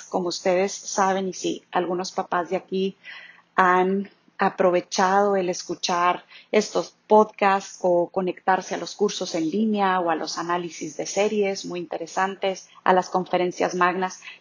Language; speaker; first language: Spanish; native; Spanish